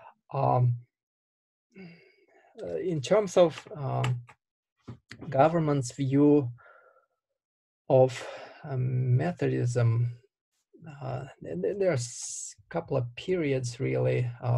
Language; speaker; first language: English; non-native, fluent; Russian